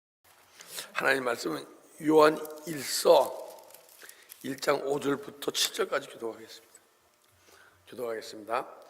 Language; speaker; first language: Korean; native; Korean